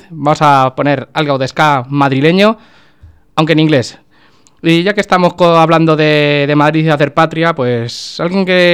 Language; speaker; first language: Spanish; native; Spanish